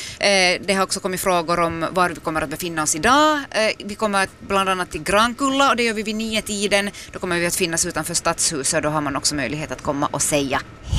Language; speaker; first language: Swedish; native; Swedish